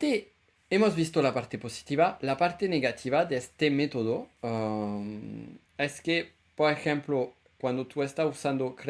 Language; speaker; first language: Spanish; non-native, fluent; French